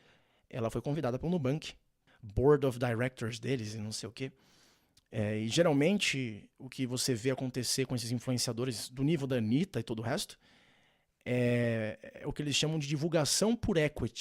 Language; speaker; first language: Portuguese; native; Portuguese